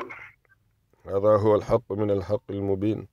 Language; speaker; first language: Arabic; non-native, fluent; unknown